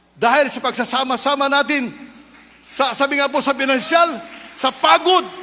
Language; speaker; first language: Filipino; non-native, local second language; Iloko